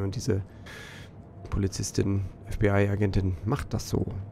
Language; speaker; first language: German; native; German